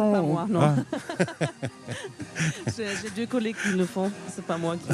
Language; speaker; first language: French; non-native, fluent; German